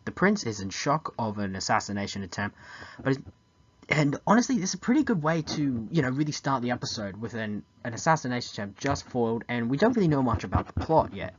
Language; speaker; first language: English; native; English